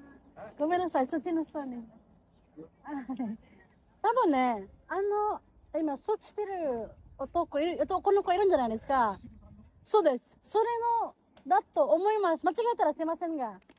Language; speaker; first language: Japanese; non-native, learner; Filipino